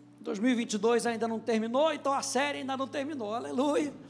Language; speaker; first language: Portuguese; native; Portuguese